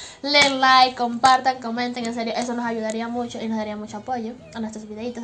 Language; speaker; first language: Spanish; native; Spanish